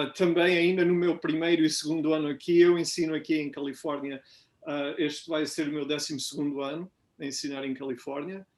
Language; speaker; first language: Portuguese; native; Portuguese